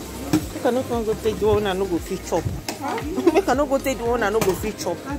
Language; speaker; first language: Swedish; non-native, learner; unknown